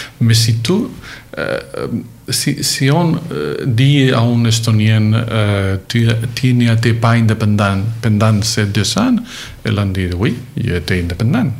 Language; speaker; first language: French; non-native, learner; Catalan